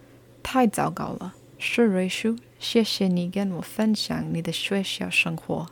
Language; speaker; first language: Chinese; non-native, learner; English